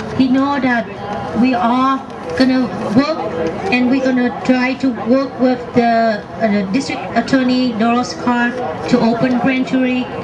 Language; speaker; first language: English; non-native, fluent; Vietnamese